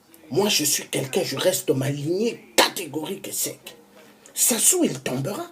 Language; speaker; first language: French; non-native, local second language; Kongo